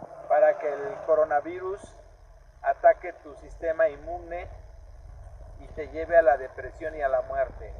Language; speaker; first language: Spanish; native; Spanish